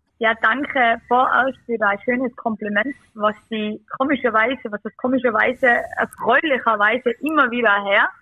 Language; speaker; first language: German; early bilingual, other home language; Bosnian